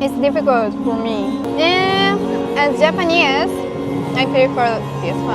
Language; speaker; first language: English; non-native, learner; Japanese